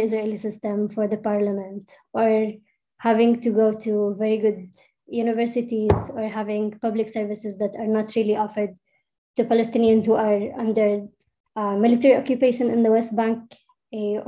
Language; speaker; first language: English; non-native, fluent; Arabic